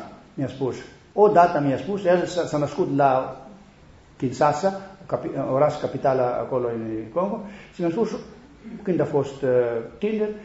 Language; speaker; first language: Romanian; non-native, learner; Greek